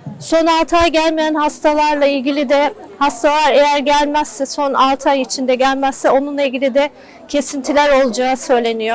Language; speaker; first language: Turkish; non-native, local second language; Kurdish